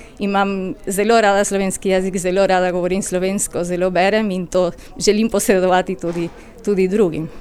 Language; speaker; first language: Slovenian; early bilingual, heritage; Slovenian